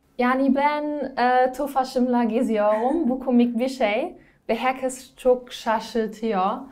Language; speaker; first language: Turkish; non-native, learner; German